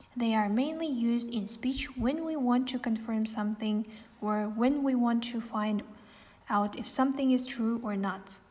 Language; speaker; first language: English; non-native, fluent; Kazakh